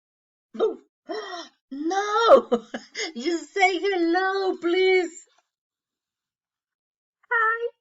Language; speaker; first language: English; non-native, learner; Spanish